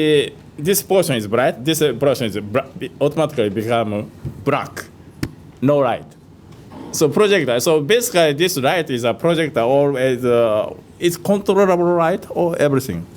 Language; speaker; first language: English; non-native, fluent; Japanese